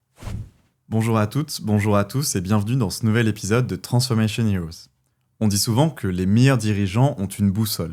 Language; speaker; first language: French; native; French